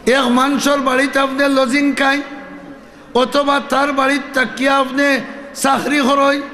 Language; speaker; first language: Bangla; non-native, local second language; Sylheti